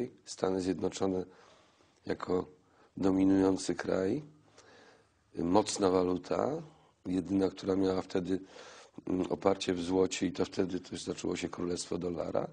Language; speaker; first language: Polish; native; Polish